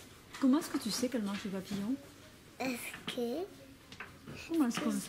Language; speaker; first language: French; native; French